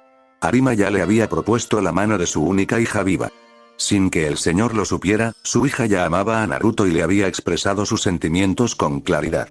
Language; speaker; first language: Spanish; native; Spanish